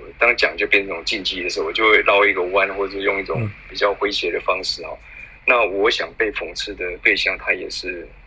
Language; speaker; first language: Chinese; native; Chinese